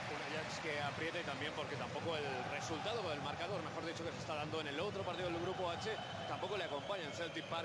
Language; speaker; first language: Spanish; native; Spanish